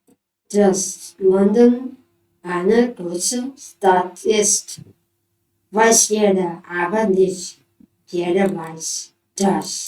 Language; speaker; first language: German; non-native, learner; Thai